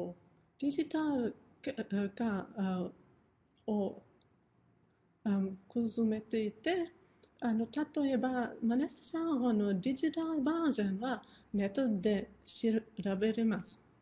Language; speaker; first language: Japanese; non-native, fluent; German